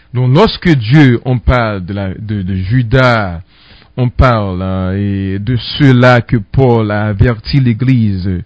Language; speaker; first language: French; non-native, local second language; Haitian Creole